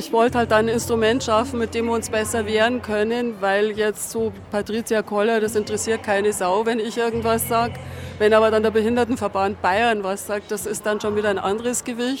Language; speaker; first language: German; native; German